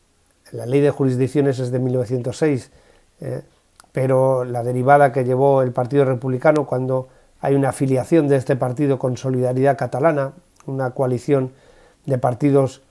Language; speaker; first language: Spanish; native; Spanish